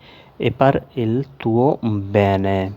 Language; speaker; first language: Italian; non-native, learner; Urdu